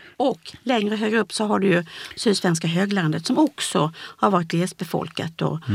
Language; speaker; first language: Swedish; native; Swedish